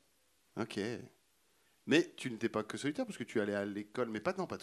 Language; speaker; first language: French; native; French